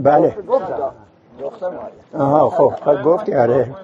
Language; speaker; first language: Persian; native; Persian